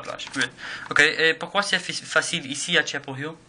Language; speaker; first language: French; non-native, learner; English